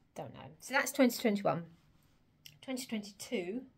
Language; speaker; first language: English; native; English